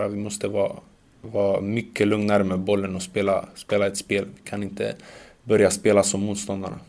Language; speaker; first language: Swedish; early bilingual, other home language; Macedonian